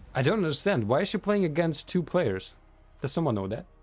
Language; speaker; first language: English; non-native, fluent; German